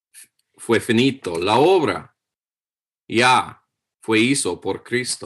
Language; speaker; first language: Spanish; non-native, fluent; English